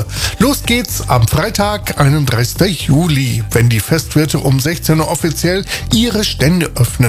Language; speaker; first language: German; native; German